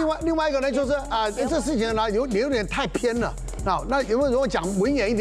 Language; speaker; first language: Chinese; native; Chinese